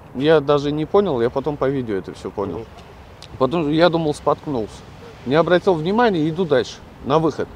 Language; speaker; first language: Russian; native; Russian